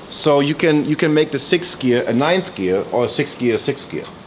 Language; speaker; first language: English; non-native, fluent; German